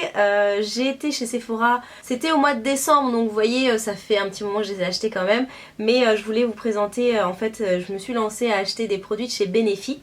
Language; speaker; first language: French; native; French